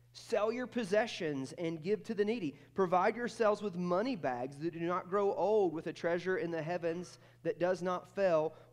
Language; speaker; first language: English; native; English